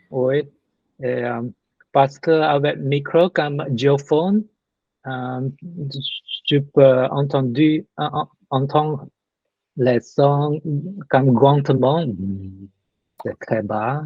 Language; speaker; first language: French; non-native, learner; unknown